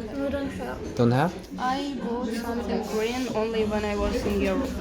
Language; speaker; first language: English; non-native, learner; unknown